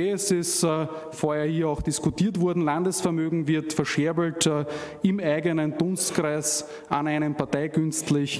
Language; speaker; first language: German; native; German